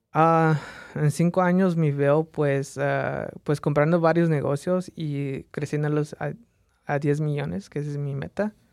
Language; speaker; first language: Spanish; early bilingual, heritage; Spanish